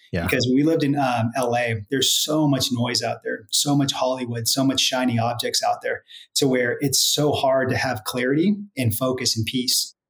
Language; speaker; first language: English; native; English